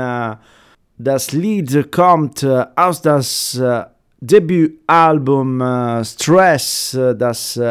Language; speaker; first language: German; non-native, fluent; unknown